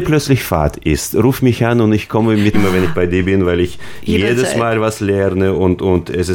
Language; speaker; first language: German; native; German